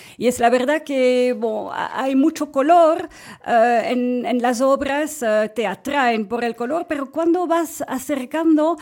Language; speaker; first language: Spanish; non-native, fluent; French